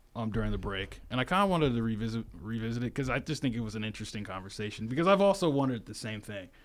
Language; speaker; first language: English; native; English